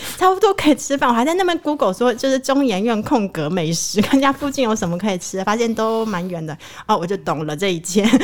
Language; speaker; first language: Chinese; native; Chinese